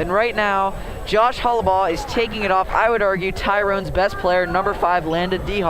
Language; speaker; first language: English; native; English